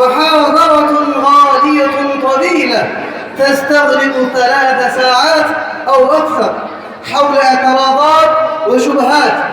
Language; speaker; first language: Arabic; non-native, learner; Urdu